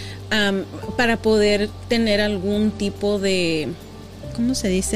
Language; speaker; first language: Spanish; early bilingual, heritage; Spanish